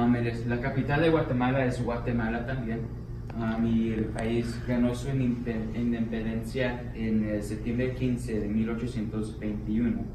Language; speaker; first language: Spanish; early bilingual, heritage; Spanish